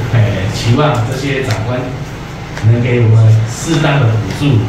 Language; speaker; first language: Chinese; native; Chinese